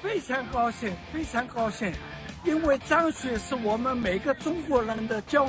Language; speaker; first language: Chinese; non-native, local second language; Cantonese